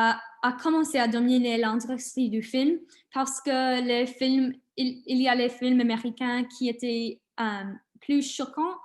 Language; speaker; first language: French; non-native, learner; English